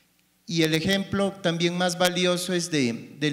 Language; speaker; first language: Spanish; native; Spanish